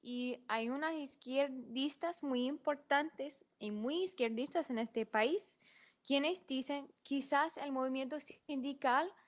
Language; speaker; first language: Spanish; non-native, fluent; English